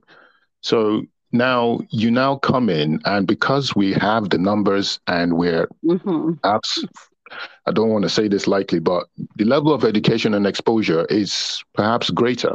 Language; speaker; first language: English; non-native, local second language; Yoruba